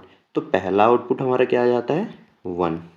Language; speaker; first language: Hindi; native; Hindi